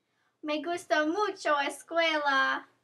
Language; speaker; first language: Spanish; non-native, learner; English